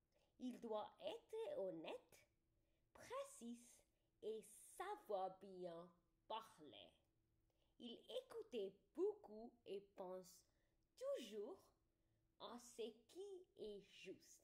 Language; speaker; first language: French; non-native, learner; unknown